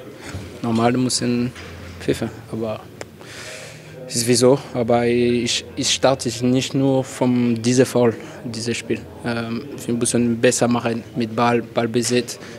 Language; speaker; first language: German; non-native, learner; French